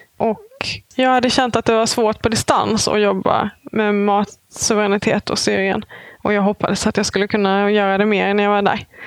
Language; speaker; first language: Swedish; native; Swedish